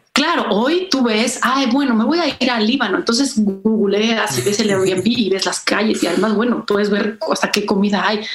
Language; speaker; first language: Spanish; early bilingual, other home language; Polish